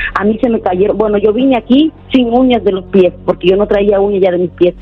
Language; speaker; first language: Spanish; native; Spanish